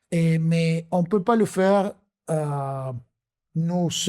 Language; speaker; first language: French; non-native, fluent; Spanish